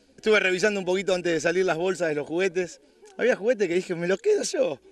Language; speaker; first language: Spanish; native; Spanish